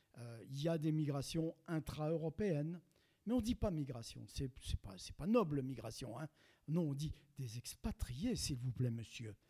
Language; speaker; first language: French; native; French